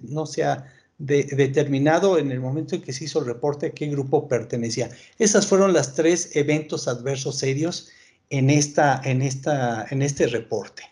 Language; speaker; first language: Spanish; native; Spanish